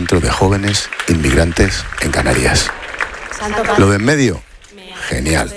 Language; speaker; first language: Spanish; native; Spanish